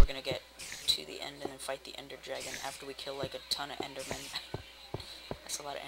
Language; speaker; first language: English; native; English